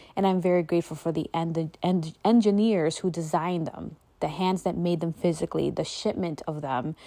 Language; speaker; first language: English; native; English